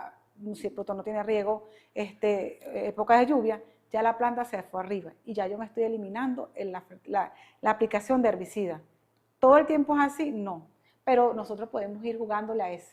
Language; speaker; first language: Spanish; native; Spanish